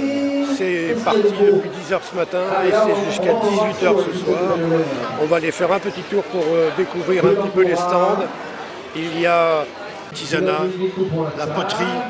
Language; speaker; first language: French; native; French